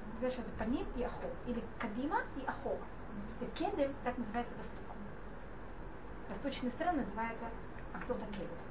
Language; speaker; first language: Russian; non-native, fluent; Hebrew